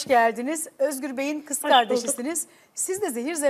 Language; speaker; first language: Turkish; native; Turkish